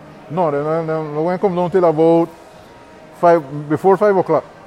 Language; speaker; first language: English; non-native, fluent; Spanish